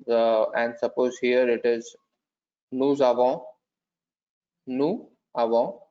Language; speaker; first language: French; non-native, learner; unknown